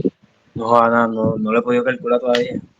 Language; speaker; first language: Spanish; native; Spanish